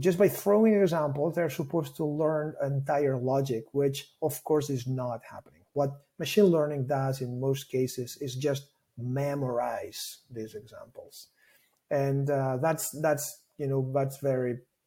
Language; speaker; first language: English; non-native, fluent; Catalan